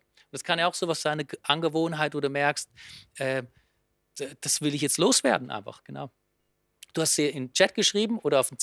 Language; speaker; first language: German; native; German